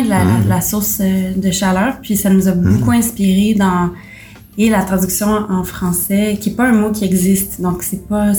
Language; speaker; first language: French; native; French